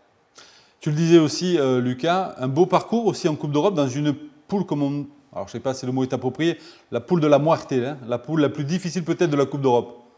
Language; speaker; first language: French; native; French